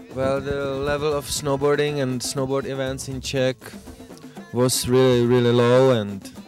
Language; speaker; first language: English; non-native, fluent; Czech